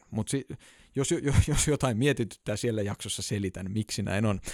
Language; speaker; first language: Finnish; native; Finnish